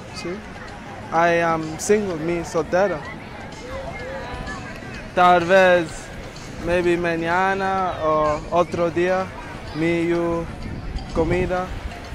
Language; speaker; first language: Spanish; non-native, learner; English